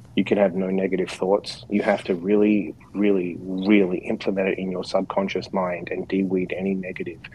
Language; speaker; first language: English; native; English